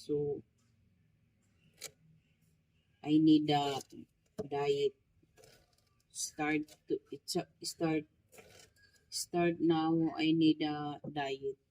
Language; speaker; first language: English; non-native, learner; Filipino